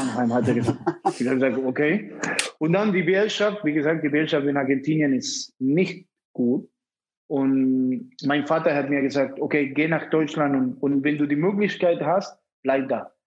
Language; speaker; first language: German; non-native, fluent; Spanish